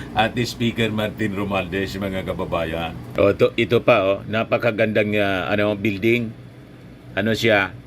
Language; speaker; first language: Filipino; non-native, local second language; Bikol